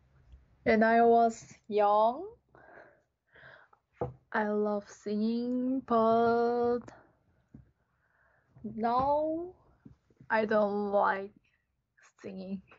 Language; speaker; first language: English; non-native, learner; Japanese